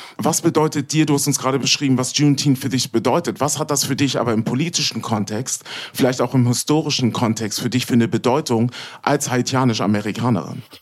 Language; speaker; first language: German; native; German